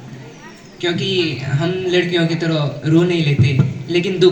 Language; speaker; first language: Hindi; native; Hindi